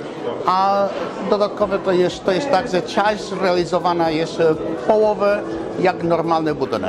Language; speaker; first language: Polish; non-native, fluent; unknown